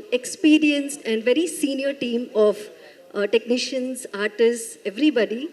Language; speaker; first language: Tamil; non-native, fluent; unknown